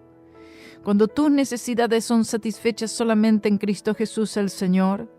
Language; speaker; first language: Spanish; native; Spanish